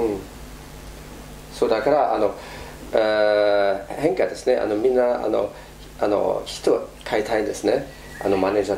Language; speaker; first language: Japanese; non-native, fluent; German